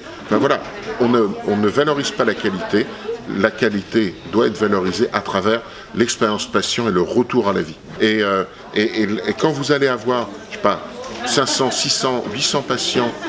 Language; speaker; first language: French; native; French